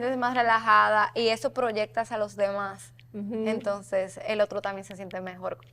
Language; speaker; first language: Spanish; native; Spanish